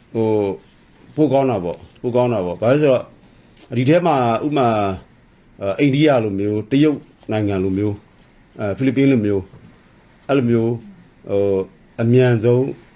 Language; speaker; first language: Burmese; non-native, local second language; S'gaw Karen